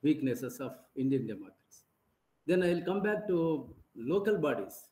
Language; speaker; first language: English; non-native, local second language; Kannada